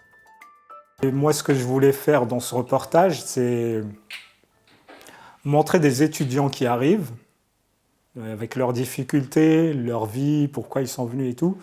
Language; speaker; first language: French; early bilingual, other home language; Arabic